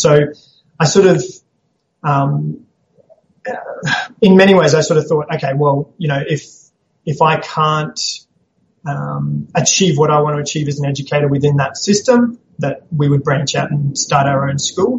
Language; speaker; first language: English; native; English